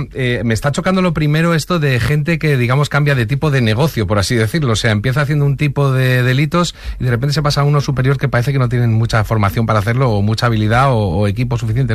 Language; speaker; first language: Spanish; native; Spanish